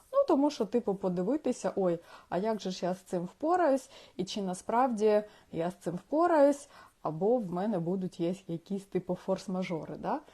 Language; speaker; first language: Ukrainian; non-native, local second language; Russian